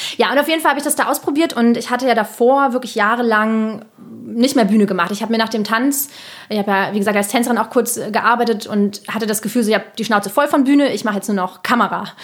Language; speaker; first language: German; early bilingual, other home language; Russian